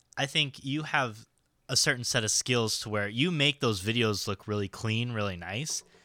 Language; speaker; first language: English; native; English